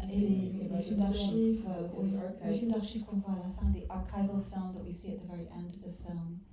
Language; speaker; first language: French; non-native, fluent; English